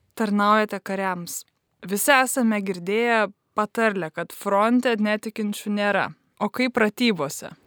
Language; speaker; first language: Lithuanian; native; Lithuanian